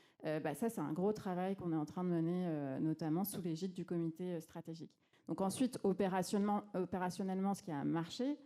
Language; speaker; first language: French; native; French